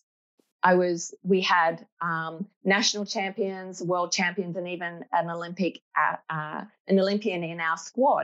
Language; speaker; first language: English; native; English